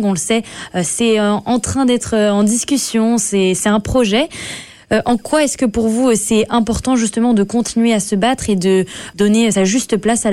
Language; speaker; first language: French; native; French